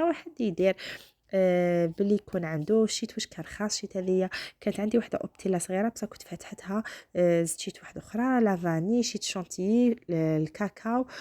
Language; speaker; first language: Arabic; native; Arabic